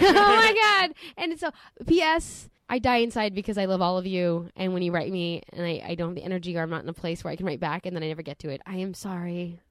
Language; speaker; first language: English; native; English